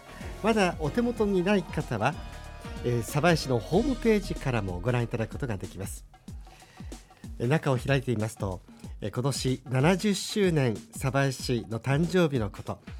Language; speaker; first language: Japanese; native; Japanese